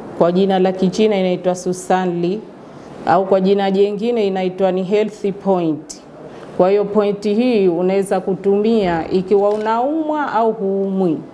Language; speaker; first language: Swahili; native; Swahili